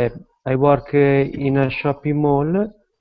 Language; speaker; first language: English; non-native, learner; Italian